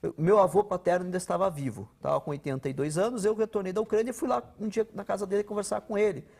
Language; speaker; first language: Portuguese; non-native, local second language; Ukrainian